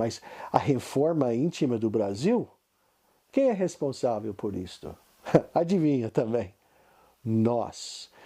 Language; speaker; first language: Portuguese; non-native, fluent; English